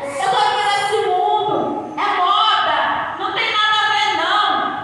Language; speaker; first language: Portuguese; native; Portuguese